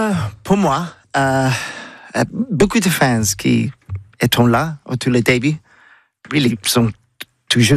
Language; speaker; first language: French; non-native, learner; English